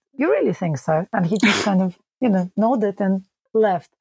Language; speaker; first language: English; non-native, fluent; Russian